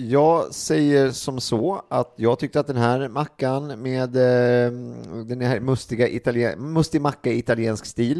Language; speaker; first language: Swedish; native; Swedish